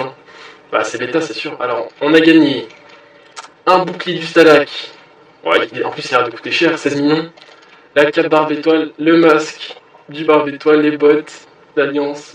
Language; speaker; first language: French; native; French